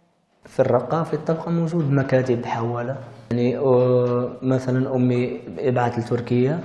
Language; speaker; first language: Arabic; early bilingual, heritage; Arabic